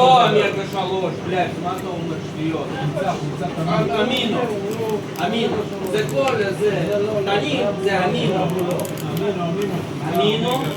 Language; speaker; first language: Hebrew; non-native, learner; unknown